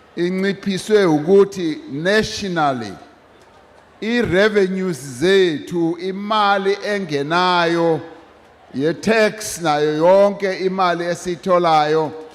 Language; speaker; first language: Zulu; non-native, local second language; Venda